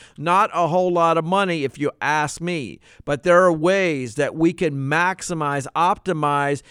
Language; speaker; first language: English; native; English